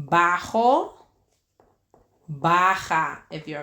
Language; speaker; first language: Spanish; early bilingual, heritage; Spanish